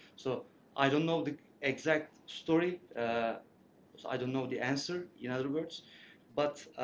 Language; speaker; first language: English; non-native, fluent; Turkish